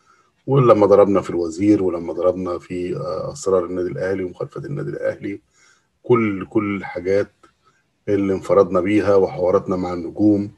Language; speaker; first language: Arabic; native; Arabic